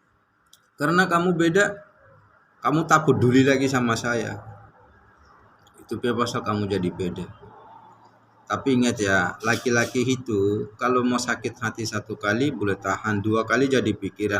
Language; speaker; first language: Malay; non-native, learner; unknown